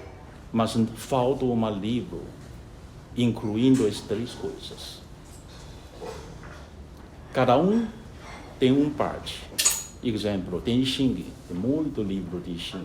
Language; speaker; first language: Portuguese; non-native, fluent; Chinese